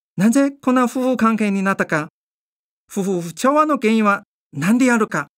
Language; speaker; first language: Japanese; non-native, fluent; Chinese